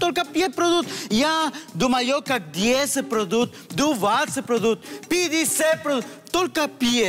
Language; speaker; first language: Russian; non-native, learner; Spanish